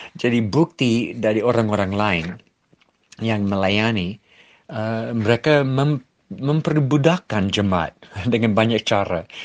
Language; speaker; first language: Malay; non-native, fluent; English